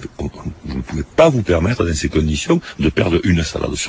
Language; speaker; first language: French; native; French